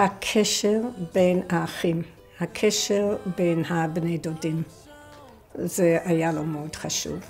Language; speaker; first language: Hebrew; non-native, fluent; English